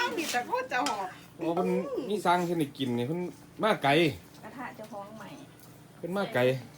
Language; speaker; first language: Thai; native; Thai